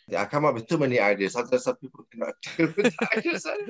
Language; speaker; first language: English; non-native, local second language; Malay